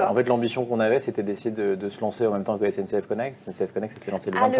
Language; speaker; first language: French; native; French